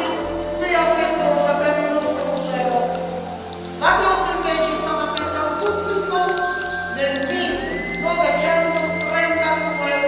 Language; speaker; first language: Italian; native; Italian